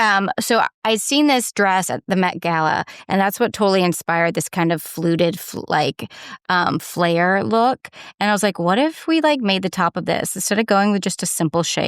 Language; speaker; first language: English; native; English